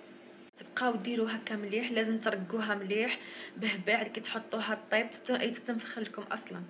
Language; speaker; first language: Arabic; native; Arabic